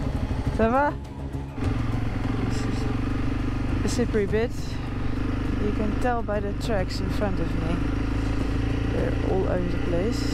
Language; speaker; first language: English; non-native, fluent; Dutch